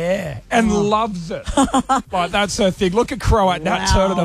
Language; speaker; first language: English; native; English